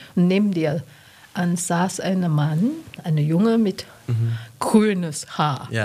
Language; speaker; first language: German; non-native, learner; Chinese